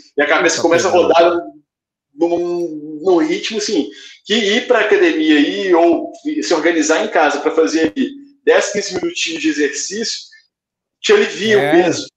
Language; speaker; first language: Portuguese; native; Portuguese